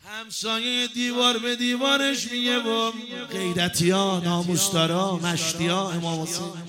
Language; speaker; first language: Persian; non-native, local second language; Azerbaijani